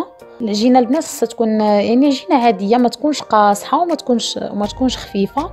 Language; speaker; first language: Arabic; native; Arabic